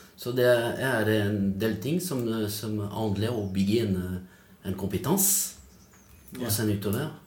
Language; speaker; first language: Norwegian; non-native, fluent; French